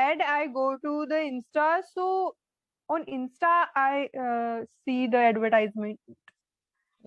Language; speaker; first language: English; non-native, learner; Hindi